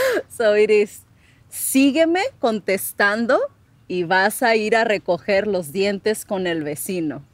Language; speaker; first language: Spanish; native; Spanish